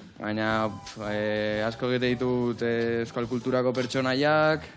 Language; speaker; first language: Basque; native; Basque